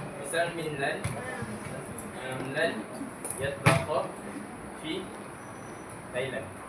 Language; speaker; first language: Arabic; non-native, learner; Malay